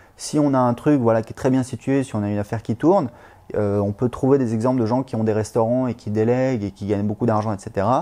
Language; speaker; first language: French; native; French